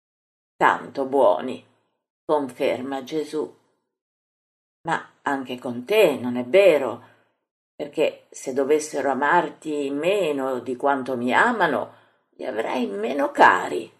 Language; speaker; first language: Italian; native; Italian